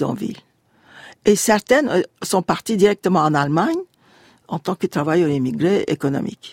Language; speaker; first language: French; non-native, fluent; Turkish